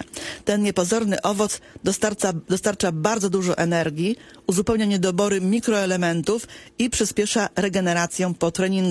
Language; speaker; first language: Polish; native; Polish